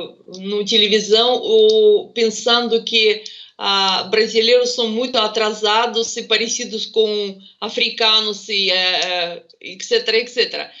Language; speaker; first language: Portuguese; non-native, fluent; Russian